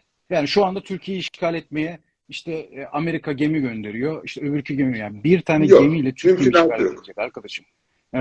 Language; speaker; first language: Turkish; native; Turkish